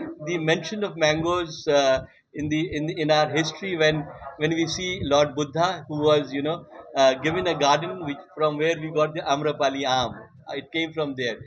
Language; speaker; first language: English; non-native, local second language; Bangla